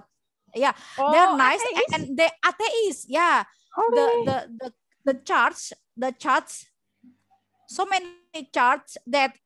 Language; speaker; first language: English; non-native, learner; Indonesian